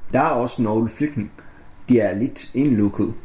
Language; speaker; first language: Danish; non-native, learner; Arabic